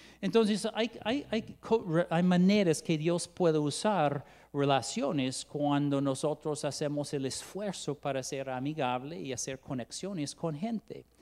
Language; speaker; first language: Spanish; non-native, fluent; English